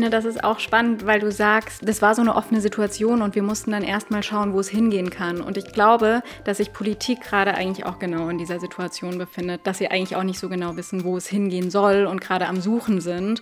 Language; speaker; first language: German; native; German